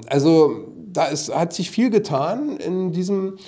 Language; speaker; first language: German; native; German